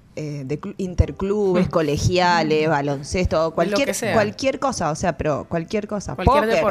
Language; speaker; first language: Spanish; native; Spanish